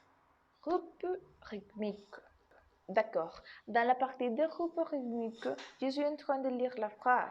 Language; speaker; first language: French; non-native, learner; Spanish